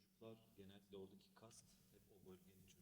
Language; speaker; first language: Turkish; native; Turkish